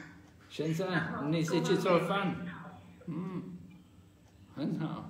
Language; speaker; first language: Chinese; non-native, fluent; English